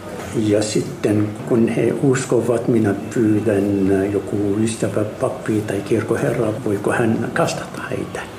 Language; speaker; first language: Finnish; non-native, fluent; Arabic